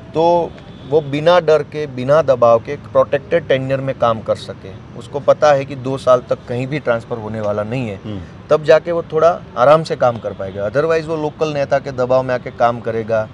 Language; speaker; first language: Hindi; non-native, local second language; Gujarati